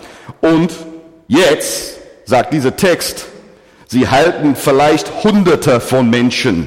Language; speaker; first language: German; non-native, fluent; English